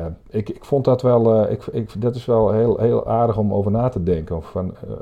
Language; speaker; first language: Dutch; native; Dutch